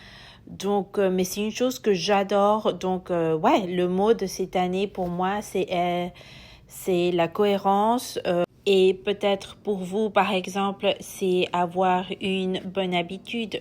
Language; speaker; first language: French; non-native, fluent; Spanish